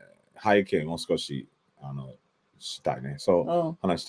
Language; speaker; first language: Japanese; non-native, learner; English